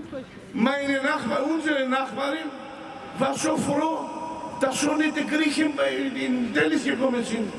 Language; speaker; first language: German; non-native, fluent; Greek